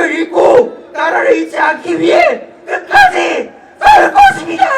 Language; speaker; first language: Korean; native; Korean